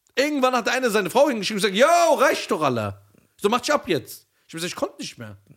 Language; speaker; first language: German; early bilingual, other home language; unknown